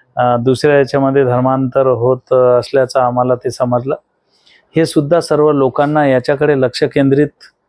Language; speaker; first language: Marathi; non-native, local second language; Lambadi